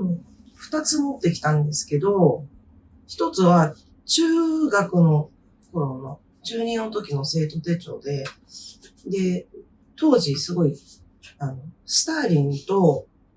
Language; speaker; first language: Japanese; native; Japanese